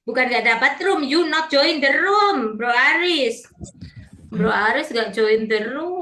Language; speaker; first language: English; non-native, fluent; Indonesian